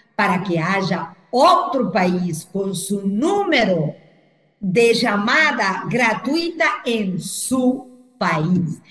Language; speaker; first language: Portuguese; non-native, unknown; Spanish